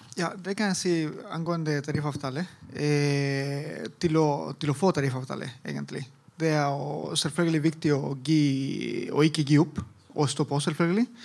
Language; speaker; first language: Norwegian; non-native, fluent; Italian